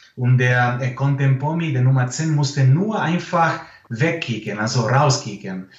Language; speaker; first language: German; non-native, fluent; Spanish